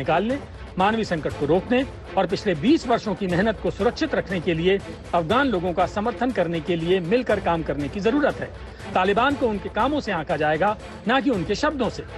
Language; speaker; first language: Hindi; native; Hindi